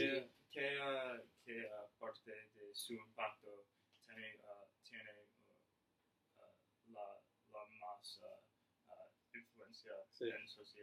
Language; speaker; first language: Spanish; non-native, learner; English